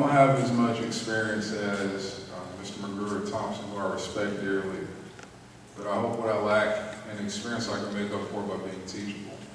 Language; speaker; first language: English; native; English